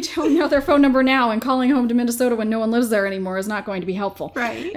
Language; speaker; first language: English; native; English